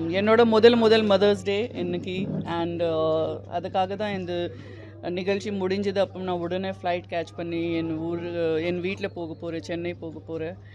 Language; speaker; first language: Tamil; non-native, fluent; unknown